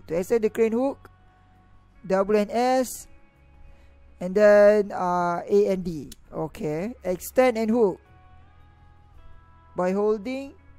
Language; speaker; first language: English; non-native, local second language; Malay